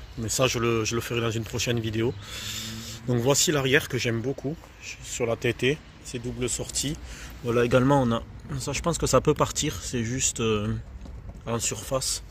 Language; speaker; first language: French; native; French